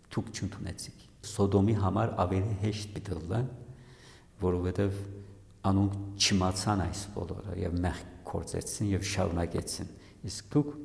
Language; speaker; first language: Armenian; early bilingual, heritage; Armenian